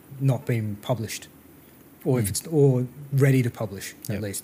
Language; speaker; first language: English; native; English